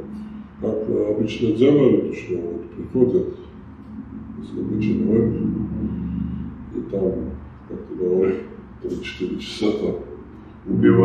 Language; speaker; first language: Russian; non-native, fluent; Georgian